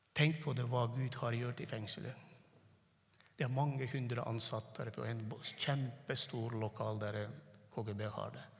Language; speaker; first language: Norwegian; non-native, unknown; Turkmen